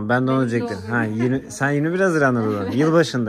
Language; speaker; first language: Turkish; native; Turkish